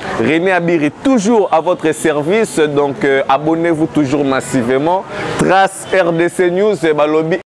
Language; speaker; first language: French; non-native, local second language; Lingala